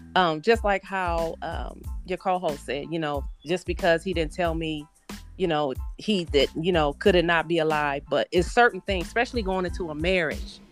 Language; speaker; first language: English; native; English